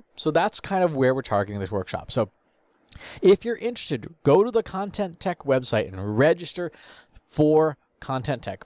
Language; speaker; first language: English; native; English